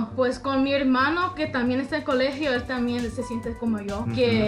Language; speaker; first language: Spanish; early bilingual, heritage; English